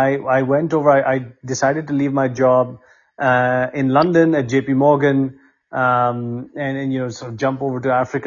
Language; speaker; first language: English; non-native, local second language; Hindi